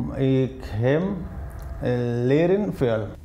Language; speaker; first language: Dutch; non-native, learner; Arabic